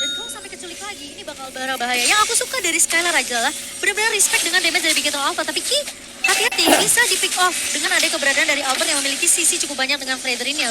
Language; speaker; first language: Indonesian; native; Indonesian